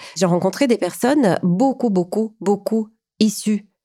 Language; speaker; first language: French; non-native, fluent; Ukrainian